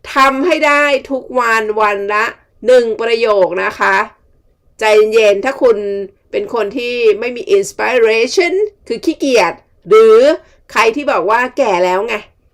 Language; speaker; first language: Thai; native; Thai